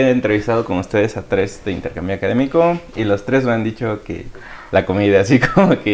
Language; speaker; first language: Spanish; native; Spanish